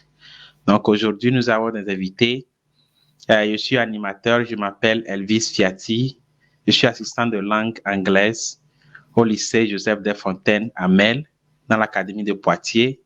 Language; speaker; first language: French; non-native, fluent; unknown